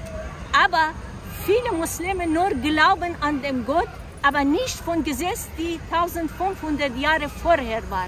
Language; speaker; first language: German; non-native, fluent; Persian